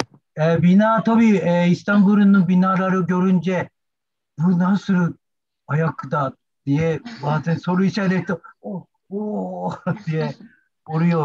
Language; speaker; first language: Turkish; non-native, learner; Japanese